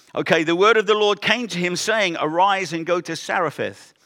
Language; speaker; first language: English; native; English